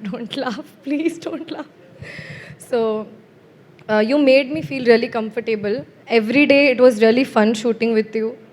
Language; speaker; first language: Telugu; non-native, learner; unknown